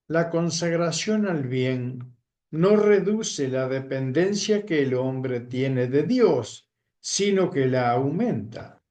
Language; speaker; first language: Spanish; native; Spanish